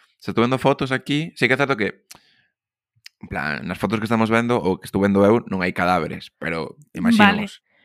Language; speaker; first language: Galician; non-native, local second language; Spanish